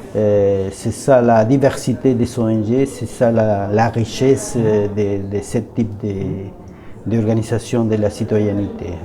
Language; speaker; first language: French; non-native, learner; Spanish